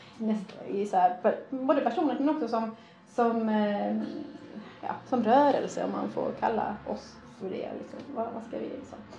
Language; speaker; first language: Swedish; early bilingual, other home language; Persian